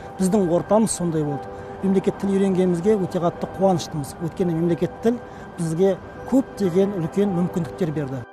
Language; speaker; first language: Kazakh; non-native, local second language; Russian